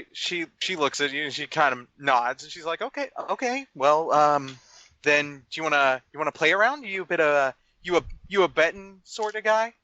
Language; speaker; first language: English; native; English